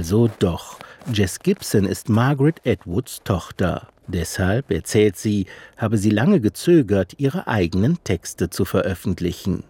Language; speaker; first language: German; native; German